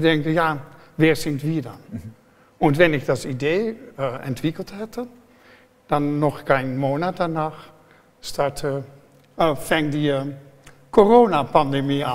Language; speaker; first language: German; non-native, fluent; Dutch